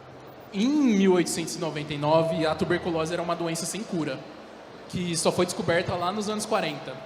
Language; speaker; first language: Portuguese; native; Portuguese